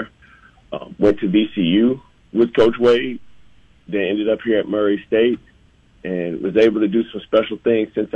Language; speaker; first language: English; native; English